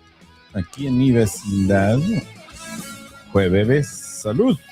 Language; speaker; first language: Spanish; early bilingual, heritage; Spanish